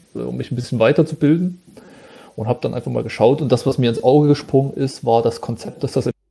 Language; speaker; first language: German; native; German